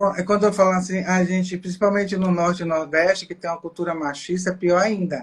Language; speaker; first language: Portuguese; native; Portuguese